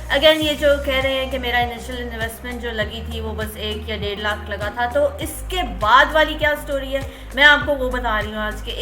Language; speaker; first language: Urdu; native; Urdu